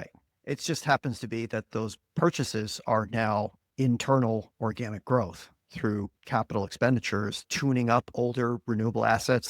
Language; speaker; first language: English; native; English